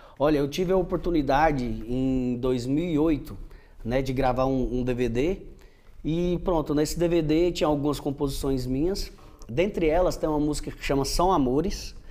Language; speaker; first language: Portuguese; native; Portuguese